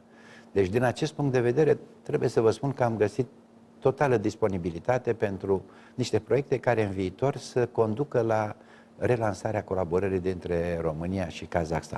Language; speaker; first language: Romanian; native; Romanian